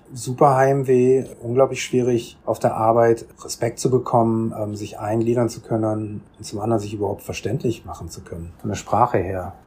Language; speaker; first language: German; native; German